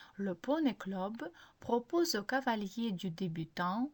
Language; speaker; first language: French; non-native, fluent; Ukrainian